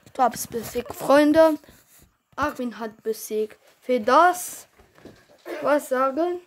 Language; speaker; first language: German; non-native, learner; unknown